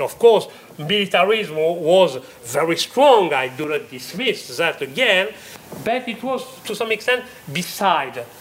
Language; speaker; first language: English; non-native, fluent; French